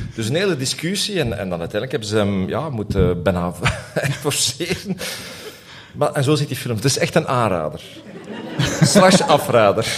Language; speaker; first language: Dutch; native; Dutch